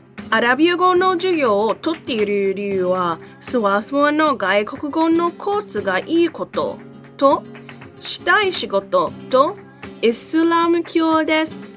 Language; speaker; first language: Japanese; non-native, learner; English